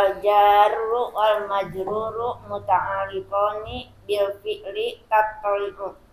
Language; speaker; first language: Arabic; non-native, learner; Indonesian